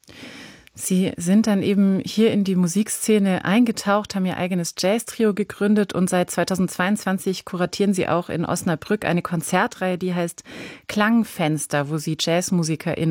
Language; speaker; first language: German; native; German